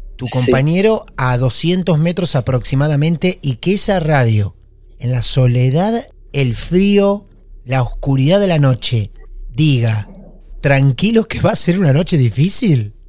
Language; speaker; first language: Spanish; native; Spanish